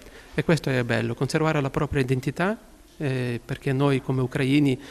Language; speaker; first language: Italian; non-native, fluent; Ukrainian